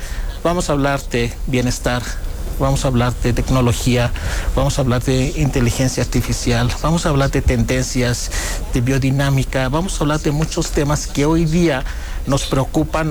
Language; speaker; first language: Spanish; non-native, fluent; Greek